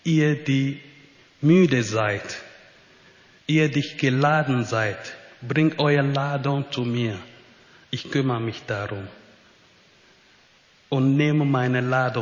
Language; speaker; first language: German; non-native, fluent; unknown